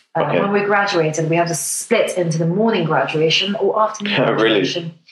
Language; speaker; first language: English; non-native, local second language; Cantonese